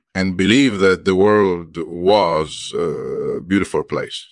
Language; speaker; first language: English; early bilingual, other home language; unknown